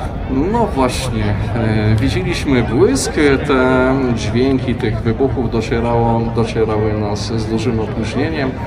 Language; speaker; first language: Polish; native; Polish